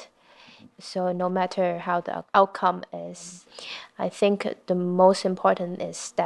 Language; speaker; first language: English; non-native, local second language; Cantonese